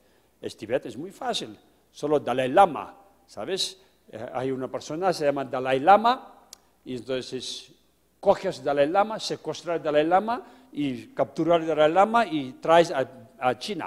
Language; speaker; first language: Spanish; non-native, fluent; Tibetan